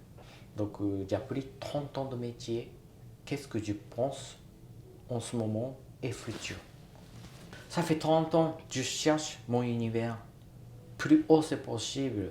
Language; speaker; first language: French; non-native, learner; Japanese